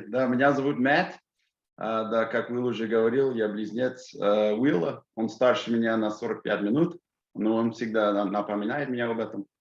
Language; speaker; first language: Russian; non-native, fluent; English